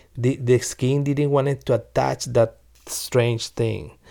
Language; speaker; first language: English; non-native, learner; Spanish